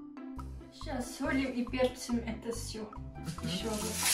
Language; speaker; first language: Russian; early bilingual, heritage; Russian